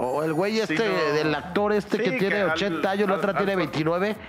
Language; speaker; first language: Spanish; native; Spanish